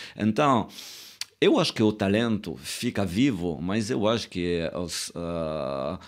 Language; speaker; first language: Portuguese; non-native, fluent; French